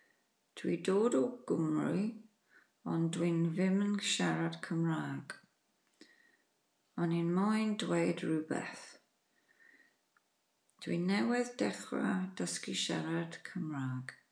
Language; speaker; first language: Welsh; non-native, learner; English